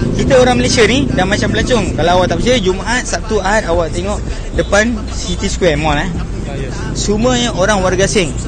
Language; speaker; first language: Malay; native; Malay